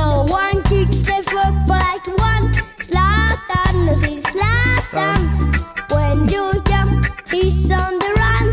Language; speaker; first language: English; non-native, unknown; Swedish